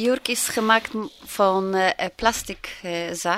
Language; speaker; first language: Dutch; non-native, learner; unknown